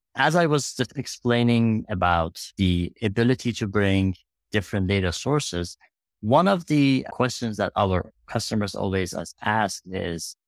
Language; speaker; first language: English; non-native, fluent; Persian